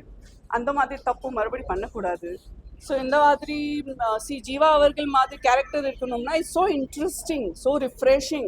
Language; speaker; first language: Tamil; non-native, fluent; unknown